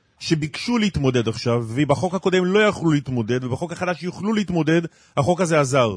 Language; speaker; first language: Hebrew; native; Hebrew